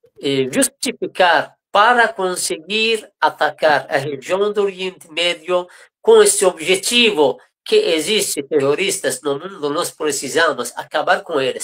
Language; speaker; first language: Portuguese; non-native, fluent; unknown